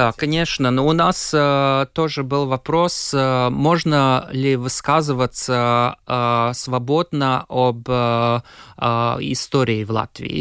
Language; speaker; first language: Russian; non-native, local second language; Latvian